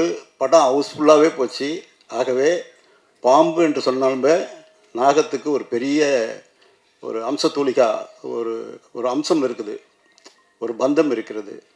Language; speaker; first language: Tamil; native; Tamil